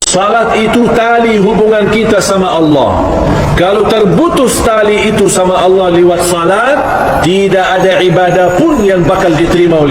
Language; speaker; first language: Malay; non-native, fluent; Arabic